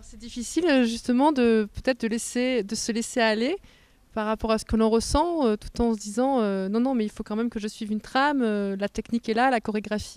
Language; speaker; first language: French; native; French